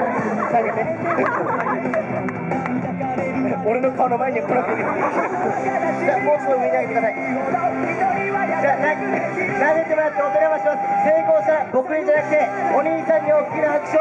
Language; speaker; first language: Japanese; native; Japanese